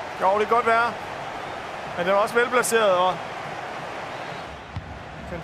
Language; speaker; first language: Danish; native; Danish